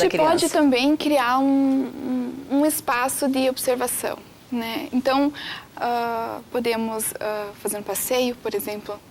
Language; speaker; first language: Portuguese; native; Portuguese